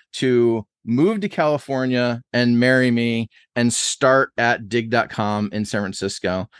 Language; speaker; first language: English; native; English